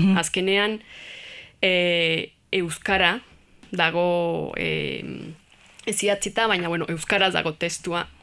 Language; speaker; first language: Basque; non-native, learner; Spanish